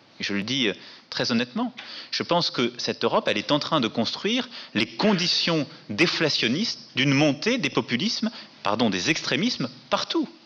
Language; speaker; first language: French; native; French